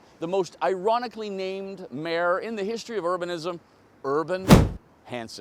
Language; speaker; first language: English; native; English